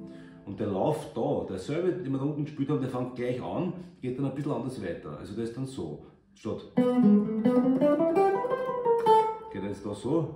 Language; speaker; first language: German; native; German